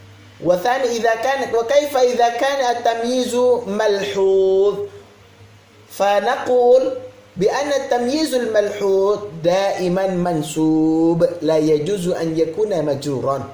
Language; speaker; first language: Arabic; non-native, fluent; Indonesian